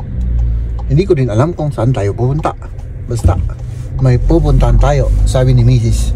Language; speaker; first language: Filipino; non-native, local second language; Iloko